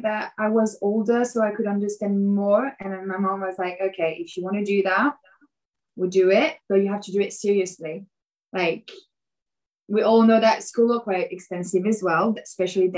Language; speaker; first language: English; non-native, fluent; French